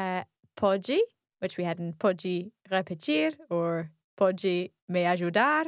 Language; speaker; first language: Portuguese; non-native, learner; English